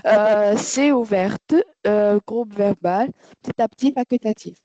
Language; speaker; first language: French; non-native, learner; Arabic